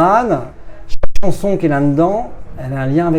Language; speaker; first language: French; native; French